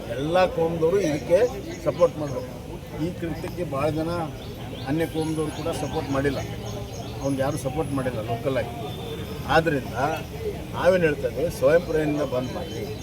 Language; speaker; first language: Kannada; native; Kannada